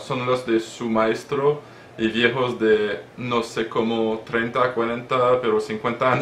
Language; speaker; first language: Spanish; non-native, learner; French